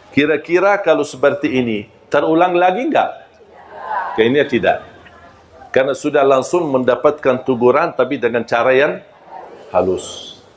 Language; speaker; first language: Malay; non-native, fluent; Arabic